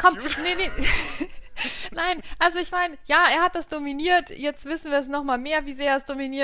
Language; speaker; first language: German; native; German